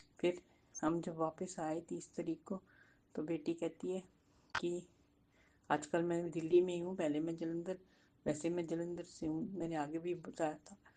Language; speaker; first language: Hindi; non-native, local second language; Punjabi